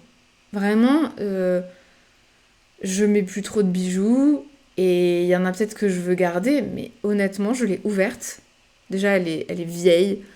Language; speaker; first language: French; native; French